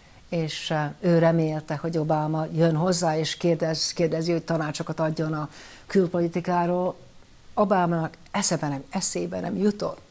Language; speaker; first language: Hungarian; early bilingual, heritage; Hungarian